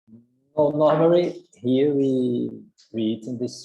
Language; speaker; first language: English; non-native, learner; Portuguese